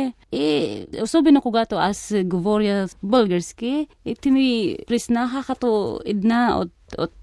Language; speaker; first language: Bulgarian; non-native, fluent; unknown